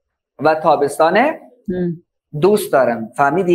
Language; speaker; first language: Persian; non-native, fluent; Urdu